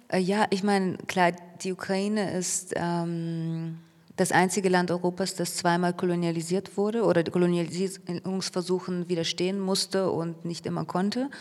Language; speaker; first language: German; early bilingual, other home language; Russian